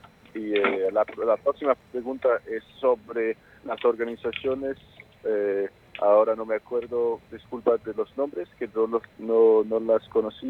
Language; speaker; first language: Spanish; non-native, fluent; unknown